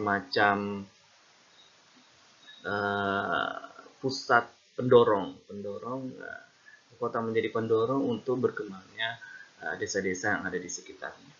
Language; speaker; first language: Indonesian; native; Indonesian